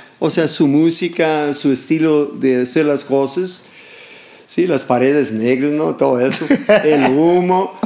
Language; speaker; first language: Spanish; non-native, fluent; English